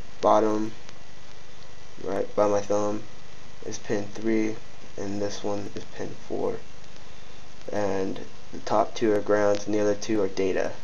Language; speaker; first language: English; native; English